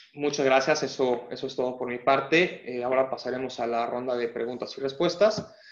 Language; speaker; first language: Spanish; native; Spanish